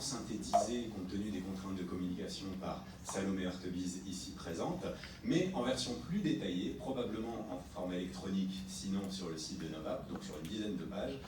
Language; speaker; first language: French; native; French